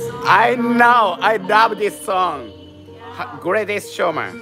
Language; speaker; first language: English; non-native, learner; Japanese